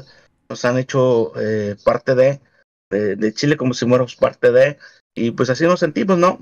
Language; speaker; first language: Spanish; native; Spanish